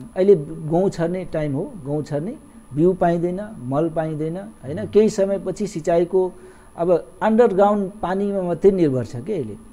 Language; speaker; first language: Nepali; non-native, local second language; Awadhi